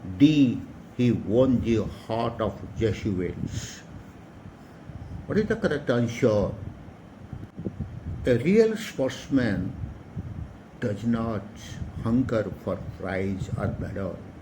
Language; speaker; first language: English; non-native, local second language; Odia